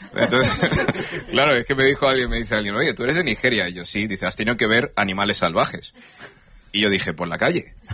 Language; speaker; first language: Spanish; early bilingual, other home language; English